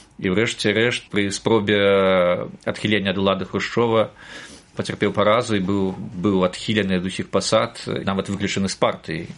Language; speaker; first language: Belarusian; native; Belarusian